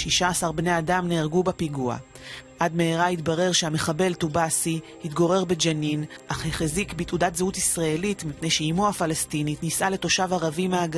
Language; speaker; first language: Hebrew; native; Hebrew